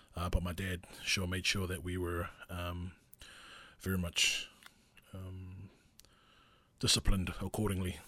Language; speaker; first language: English; non-native, local second language; Māori